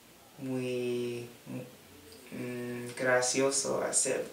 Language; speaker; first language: Spanish; non-native, learner; English